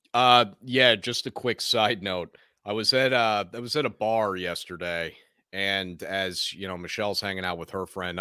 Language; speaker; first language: English; native; English